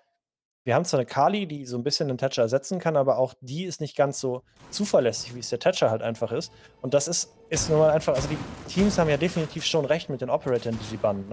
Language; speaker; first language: German; native; German